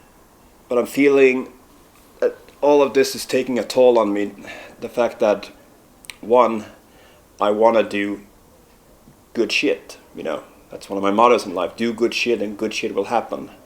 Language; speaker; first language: English; non-native, fluent; Swedish